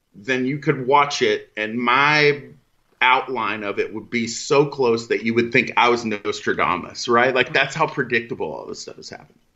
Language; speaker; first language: English; native; English